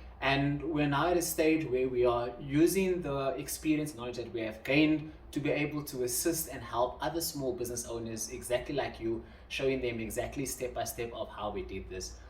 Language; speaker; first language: English; non-native, local second language; Afrikaans